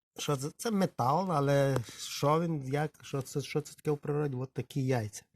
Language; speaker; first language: Ukrainian; non-native, local second language; Russian